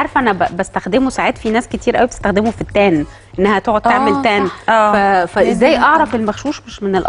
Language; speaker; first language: Arabic; native; Arabic